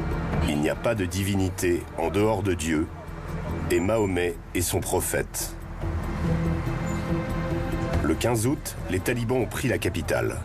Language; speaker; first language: French; native; French